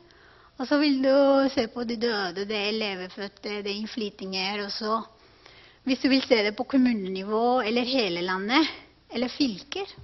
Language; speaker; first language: Norwegian; non-native, fluent; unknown